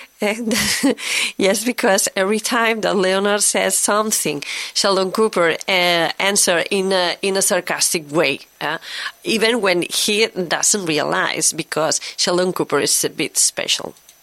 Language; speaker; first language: English; non-native, fluent; Catalan